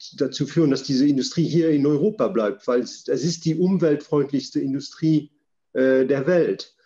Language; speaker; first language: German; non-native, local second language; Luxembourgish